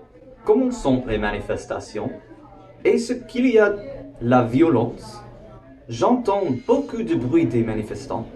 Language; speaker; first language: French; non-native, learner; English